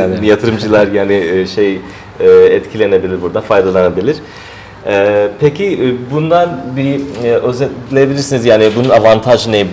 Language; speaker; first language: Turkish; non-native, fluent; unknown